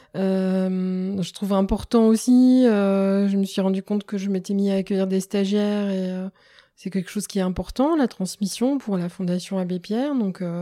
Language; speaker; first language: French; native; French